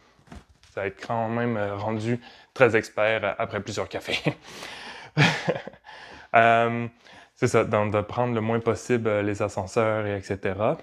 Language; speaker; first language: French; native; French